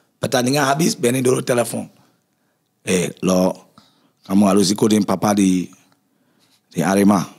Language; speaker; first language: Indonesian; non-native, fluent; English